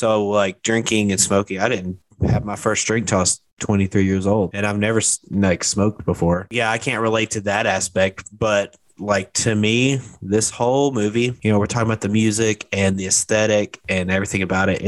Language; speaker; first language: English; native; English